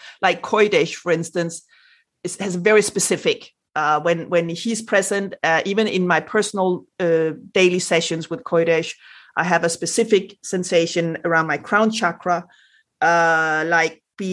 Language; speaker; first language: English; non-native, fluent; Danish